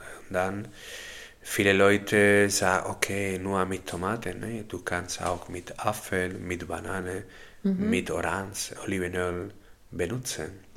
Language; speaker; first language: German; non-native, learner; Spanish